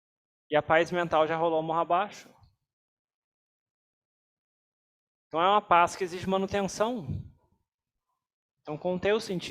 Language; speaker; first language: Portuguese; native; Portuguese